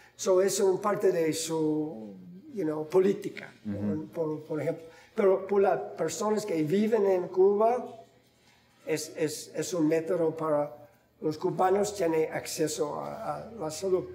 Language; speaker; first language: Spanish; non-native, fluent; English